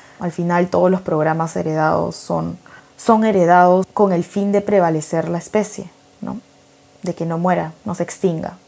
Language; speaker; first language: Spanish; native; Spanish